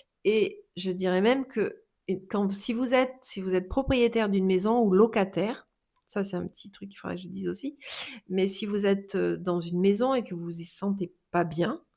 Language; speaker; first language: French; native; French